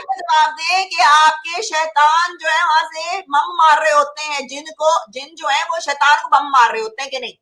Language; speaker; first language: Urdu; native; Urdu